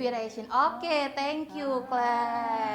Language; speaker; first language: English; non-native, learner; Indonesian